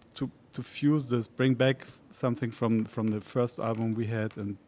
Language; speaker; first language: English; non-native, fluent; Spanish